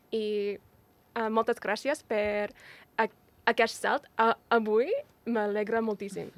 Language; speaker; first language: Catalan; non-native, fluent; English